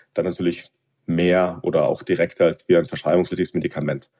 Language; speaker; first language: German; native; German